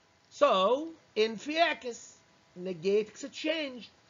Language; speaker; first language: English; non-native, fluent; Arabic